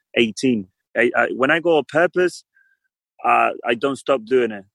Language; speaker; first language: English; non-native, fluent; Spanish